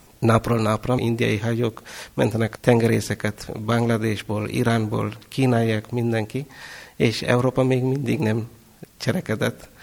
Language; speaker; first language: Hungarian; non-native, fluent; Kannada